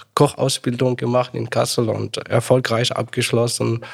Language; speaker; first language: German; non-native, fluent; Arabic